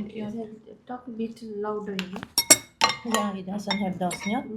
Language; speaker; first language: English; non-native, fluent; Filipino